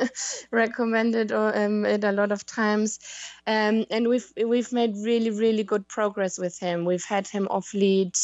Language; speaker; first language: English; non-native, fluent; German